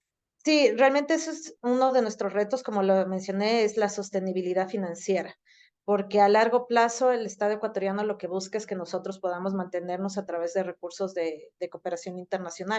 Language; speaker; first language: Spanish; native; Spanish